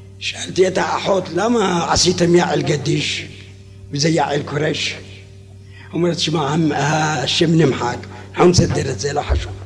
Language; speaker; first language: Hebrew; non-native, fluent; Arabic